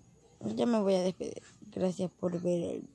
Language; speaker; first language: Spanish; native; Spanish